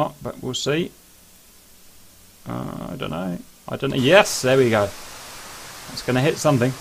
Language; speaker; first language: English; native; English